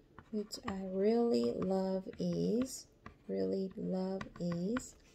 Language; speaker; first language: English; non-native, learner; Korean